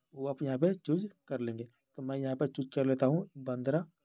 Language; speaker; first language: Hindi; native; Hindi